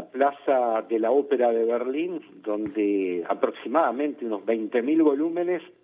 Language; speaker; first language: Spanish; native; Spanish